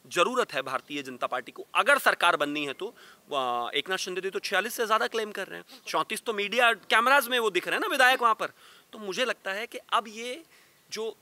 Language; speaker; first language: Hindi; native; Hindi